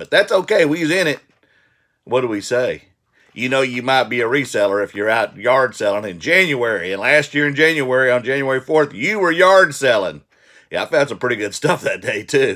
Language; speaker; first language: English; native; English